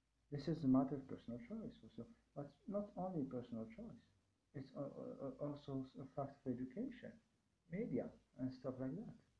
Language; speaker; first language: English; non-native, fluent; Arabic